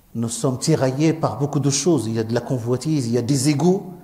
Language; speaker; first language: French; non-native, local second language; Arabic